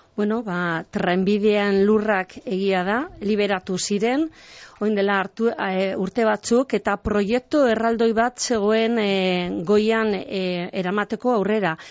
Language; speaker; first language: Basque; non-native, local second language; Spanish